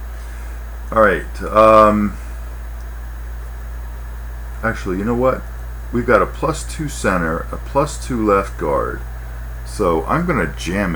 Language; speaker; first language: English; native; English